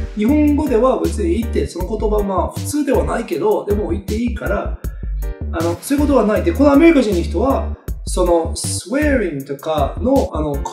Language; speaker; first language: Japanese; non-native, fluent; English